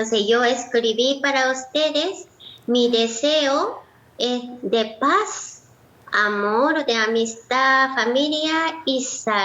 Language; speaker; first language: Spanish; non-native, learner; Japanese